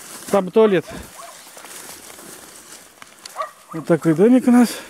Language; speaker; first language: Russian; native; Russian